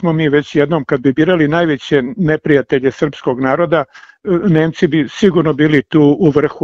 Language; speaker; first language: Serbian; native; Serbian